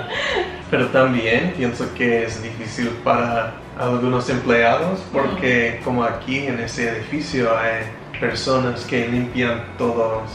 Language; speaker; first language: Spanish; non-native, fluent; English